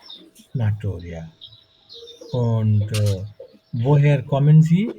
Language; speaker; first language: German; non-native, fluent; Bangla